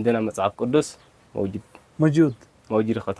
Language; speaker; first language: Arabic; non-native, learner; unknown